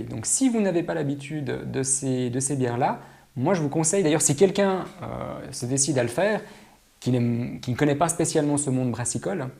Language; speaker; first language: French; native; French